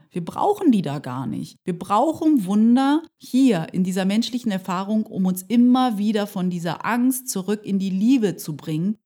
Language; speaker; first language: German; early bilingual, other home language; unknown